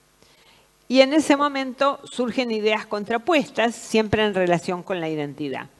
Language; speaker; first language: Spanish; native; Spanish